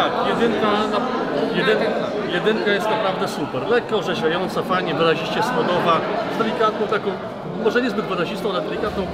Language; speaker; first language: Polish; native; Polish